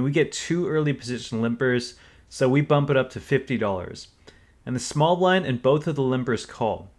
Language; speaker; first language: English; native; English